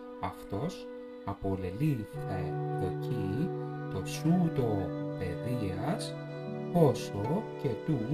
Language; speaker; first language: Greek; non-native, learner; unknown